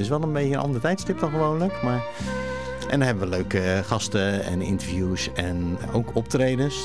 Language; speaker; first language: Dutch; native; Dutch